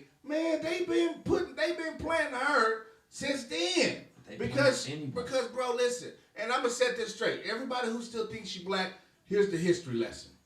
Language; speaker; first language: English; native; English